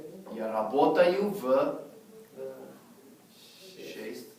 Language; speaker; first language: Russian; non-native, fluent; English